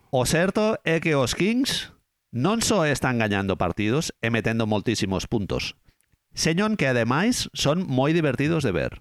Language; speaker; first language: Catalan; native; Catalan